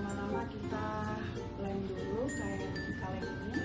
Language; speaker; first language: Indonesian; native; Indonesian